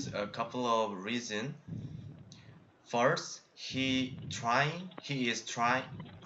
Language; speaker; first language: English; non-native, learner; Korean